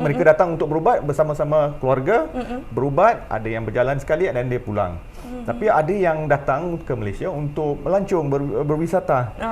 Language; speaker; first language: Malay; native; Malay